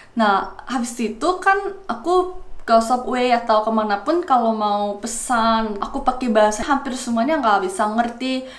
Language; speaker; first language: Indonesian; non-native, fluent; Korean